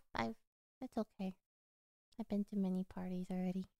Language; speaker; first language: English; early bilingual, other home language; Korean